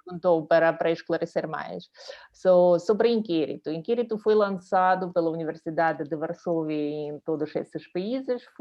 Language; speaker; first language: Portuguese; non-native, fluent; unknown